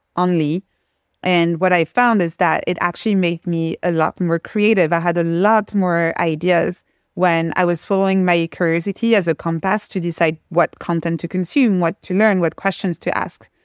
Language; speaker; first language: English; non-native, fluent; French